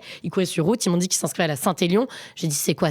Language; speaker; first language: French; native; French